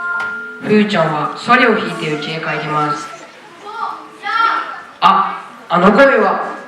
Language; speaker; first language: Japanese; non-native, learner; Mongolian